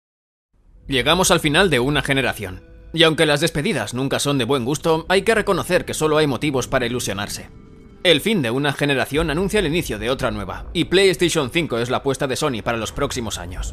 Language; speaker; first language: Spanish; native; Spanish